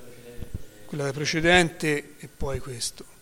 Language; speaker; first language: Italian; native; Italian